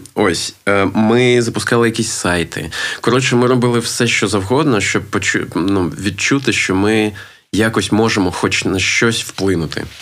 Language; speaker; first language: Ukrainian; non-native, local second language; Russian